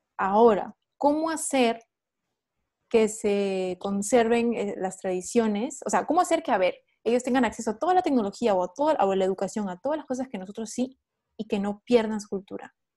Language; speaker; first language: Spanish; native; Spanish